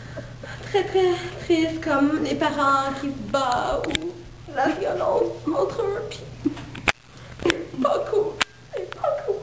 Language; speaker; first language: French; non-native, local second language; English